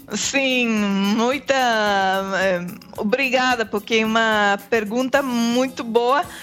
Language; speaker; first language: Portuguese; non-native, fluent; English